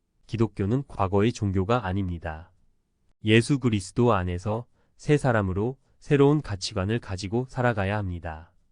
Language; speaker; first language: Korean; native; Korean